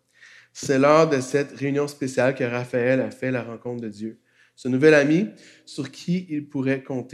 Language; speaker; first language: French; native; French